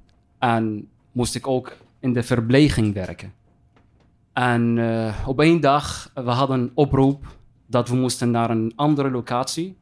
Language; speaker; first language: Dutch; non-native, fluent; Arabic